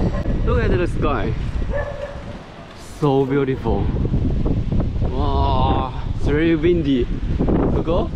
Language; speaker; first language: English; non-native, fluent; Chinese